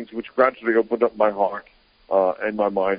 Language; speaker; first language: English; native; English